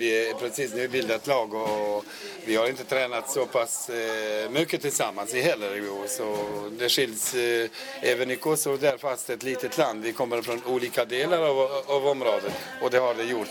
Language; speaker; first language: Swedish; non-native, fluent; Albanian